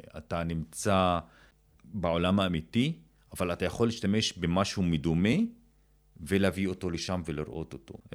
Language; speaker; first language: Hebrew; non-native, local second language; Arabic